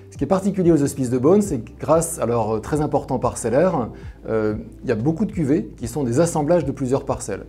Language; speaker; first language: French; native; French